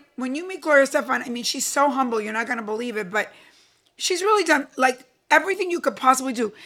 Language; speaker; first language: English; early bilingual, other home language; Spanish